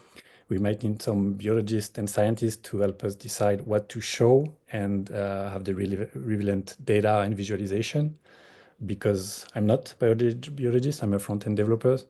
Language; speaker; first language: English; non-native, fluent; French